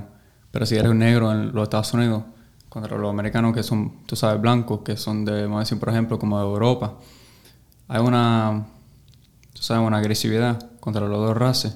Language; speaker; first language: Spanish; early bilingual, heritage; English